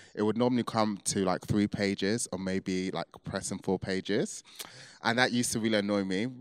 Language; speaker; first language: English; early bilingual, other home language; Yoruba